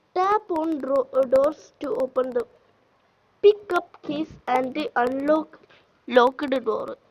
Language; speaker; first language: English; non-native, local second language; Malayalam